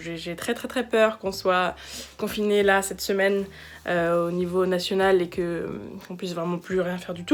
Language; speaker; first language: French; native; French